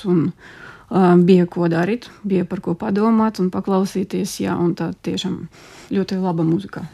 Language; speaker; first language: Latvian; non-native, local second language; Russian